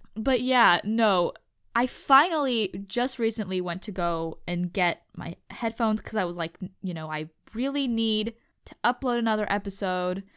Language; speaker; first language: English; native; English